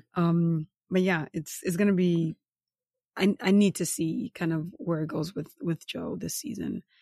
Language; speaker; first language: English; native; English